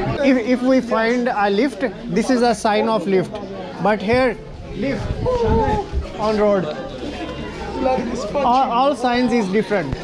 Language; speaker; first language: English; non-native, learner; Urdu